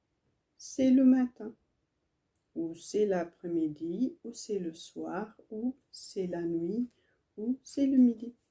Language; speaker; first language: French; non-native, learner; Tigrinya